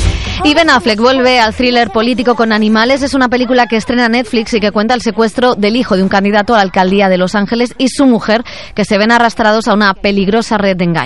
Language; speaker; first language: Spanish; native; Spanish